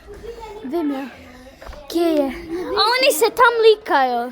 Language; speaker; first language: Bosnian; early bilingual, heritage; Bosnian